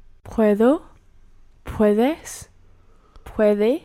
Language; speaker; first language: Spanish; non-native, learner; English